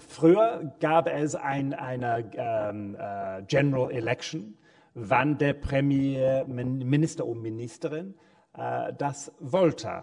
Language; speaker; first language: German; non-native, fluent; English